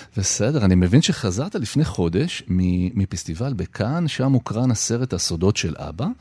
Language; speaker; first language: Hebrew; native; Hebrew